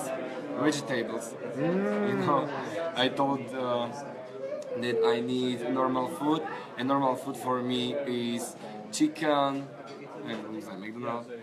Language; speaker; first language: English; non-native, learner; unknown